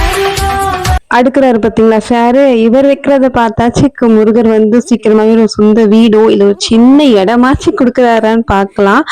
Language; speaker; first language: Tamil; native; Tamil